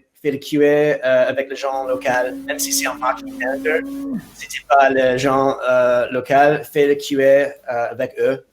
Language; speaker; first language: French; non-native, fluent; English